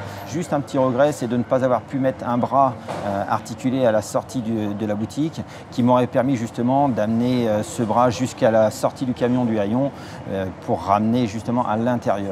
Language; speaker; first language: French; native; French